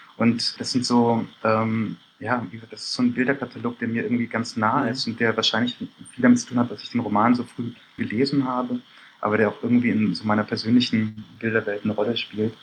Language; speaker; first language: German; early bilingual, other home language; Persian